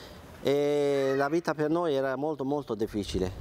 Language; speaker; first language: Italian; non-native, fluent; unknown